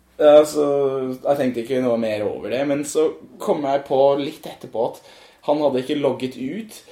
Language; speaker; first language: Norwegian; non-native, fluent; English